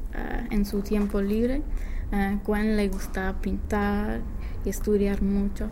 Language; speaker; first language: Spanish; non-native, learner; English